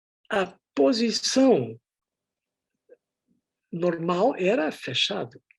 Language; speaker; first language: Portuguese; non-native, fluent; Dutch